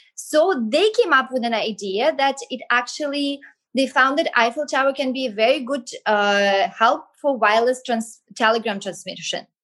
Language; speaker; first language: English; non-native, fluent; Belarusian